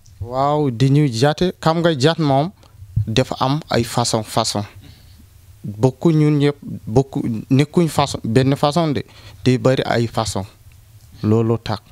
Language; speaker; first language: Wolof; non-native, local second language; Fula